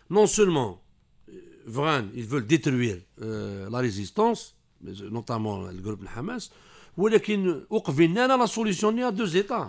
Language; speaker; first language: French; non-native, local second language; Kabyle